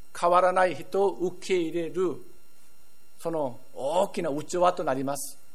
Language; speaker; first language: Japanese; non-native, fluent; Korean